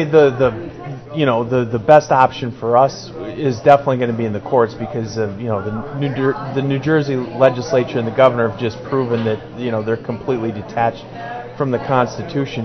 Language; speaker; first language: English; native; English